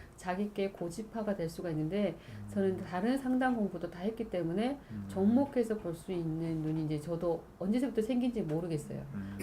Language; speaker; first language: Korean; native; Korean